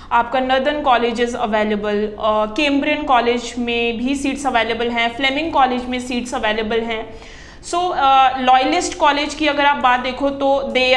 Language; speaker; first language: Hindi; non-native, local second language; Punjabi